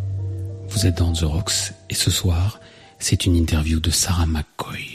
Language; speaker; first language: French; native; French